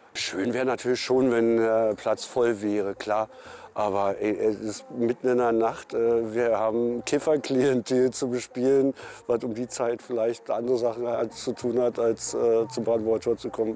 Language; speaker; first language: German; native; German